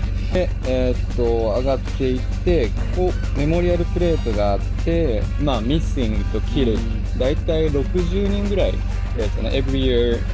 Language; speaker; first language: Japanese; native; Japanese